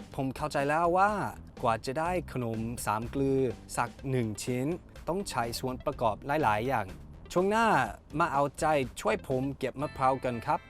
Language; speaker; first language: Thai; non-native, fluent; English